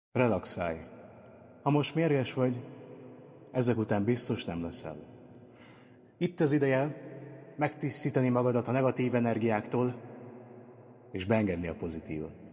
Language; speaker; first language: Hungarian; native; Hungarian